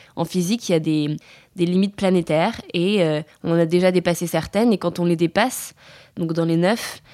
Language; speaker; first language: French; native; French